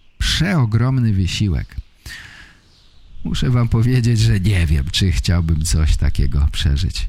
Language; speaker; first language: Polish; native; Polish